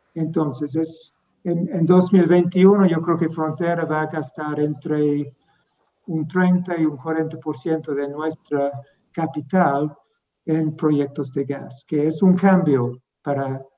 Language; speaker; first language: Spanish; non-native, fluent; English